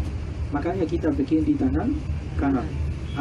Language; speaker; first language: Indonesian; non-native, fluent; Arabic